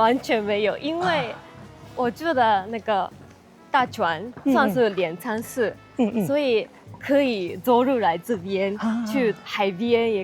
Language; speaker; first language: Chinese; non-native, fluent; Japanese